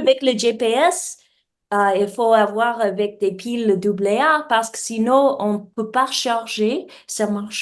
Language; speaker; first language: French; non-native, learner; English